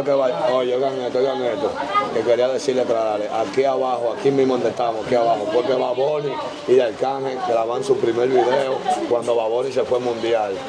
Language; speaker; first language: Spanish; native; Spanish